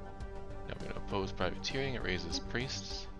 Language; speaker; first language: English; native; English